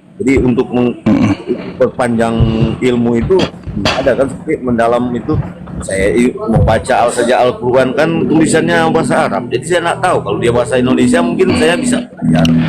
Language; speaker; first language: Indonesian; non-native, local second language; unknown